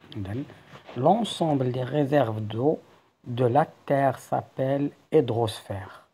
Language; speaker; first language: French; non-native, local second language; Arabic